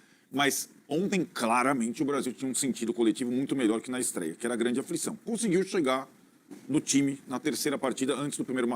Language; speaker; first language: Portuguese; native; Portuguese